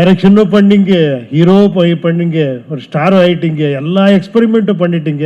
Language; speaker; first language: Tamil; non-native, learner; Kannada